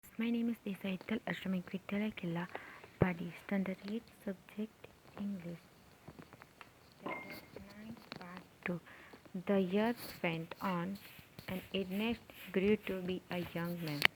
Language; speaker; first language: English; non-native, local second language; Gujarati